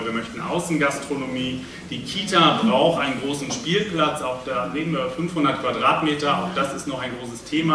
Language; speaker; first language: German; native; German